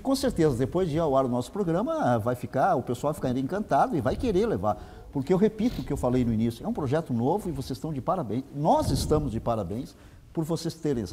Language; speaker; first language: Portuguese; native; Portuguese